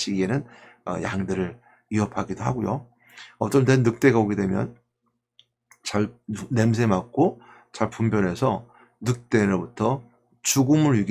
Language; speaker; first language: Korean; native; Korean